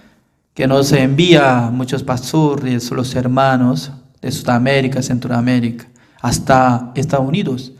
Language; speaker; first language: Spanish; non-native, fluent; Korean